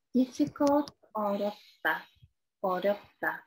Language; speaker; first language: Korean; non-native, learner; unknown